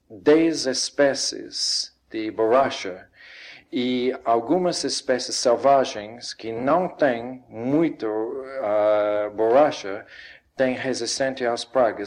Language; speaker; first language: Portuguese; non-native, fluent; English